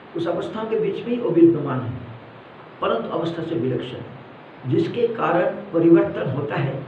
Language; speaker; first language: Hindi; non-native, local second language; Malayalam